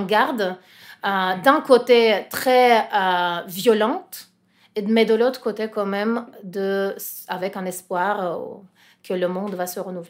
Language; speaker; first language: French; non-native, fluent; Russian